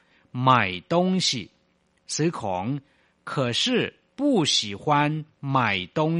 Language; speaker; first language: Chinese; non-native, fluent; Thai